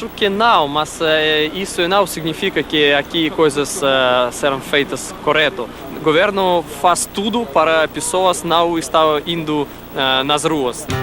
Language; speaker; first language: Portuguese; non-native, learner; Russian